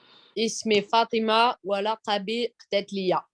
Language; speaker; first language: Arabic; non-native, learner; French